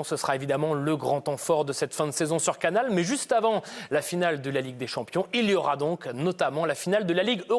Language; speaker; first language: French; native; French